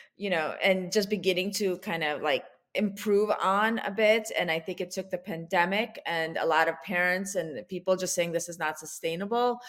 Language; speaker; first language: English; early bilingual, other home language; Russian